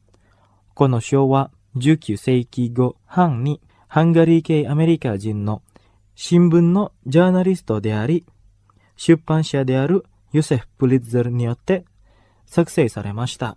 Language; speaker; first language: Japanese; non-native, fluent; Indonesian